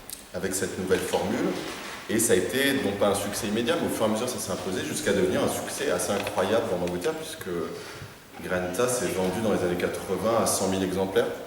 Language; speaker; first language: French; native; French